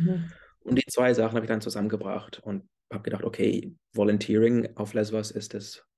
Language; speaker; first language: German; early bilingual, heritage; English